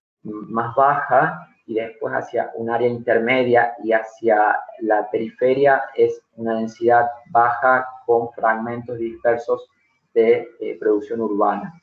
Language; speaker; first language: Spanish; native; Spanish